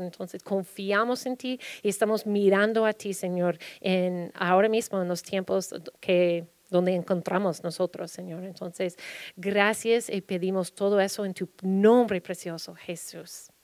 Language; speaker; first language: Spanish; early bilingual, heritage; Spanish